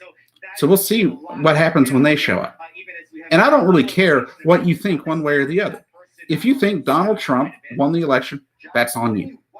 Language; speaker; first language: English; native; English